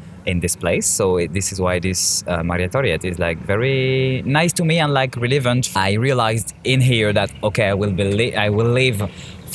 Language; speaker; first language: English; non-native, fluent; French